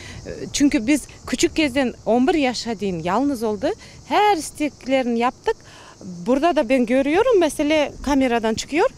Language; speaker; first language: Turkish; non-native, learner; Kazakh